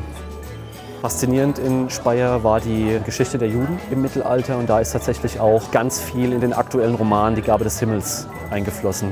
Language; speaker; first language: German; native; German